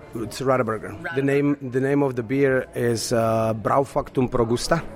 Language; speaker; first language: English; non-native, fluent; Slovak